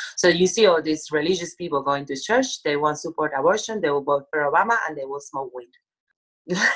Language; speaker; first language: English; non-native, fluent; Spanish